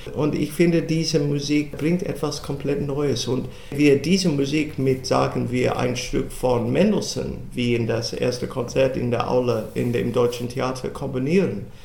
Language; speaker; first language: German; non-native, fluent; English